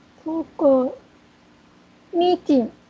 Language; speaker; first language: Japanese; non-native, learner; Chinese